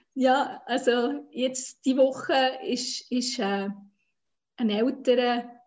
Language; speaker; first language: German; non-native, fluent; Swiss German